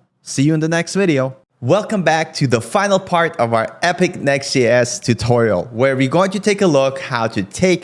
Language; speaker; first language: English; native; English